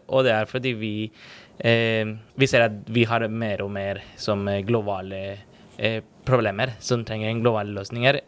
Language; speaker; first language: Norwegian; non-native, fluent; Spanish